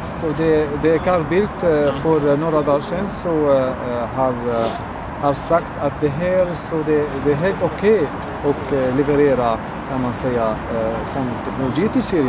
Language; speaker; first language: Swedish; non-native, fluent; Arabic